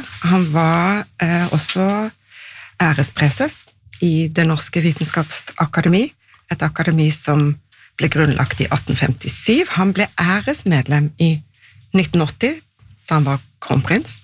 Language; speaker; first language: Norwegian; native; Norwegian